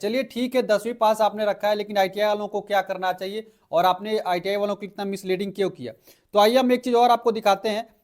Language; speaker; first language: Hindi; native; Hindi